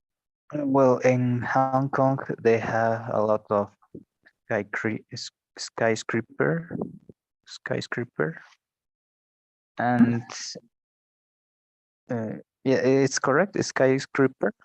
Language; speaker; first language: English; non-native, learner; Spanish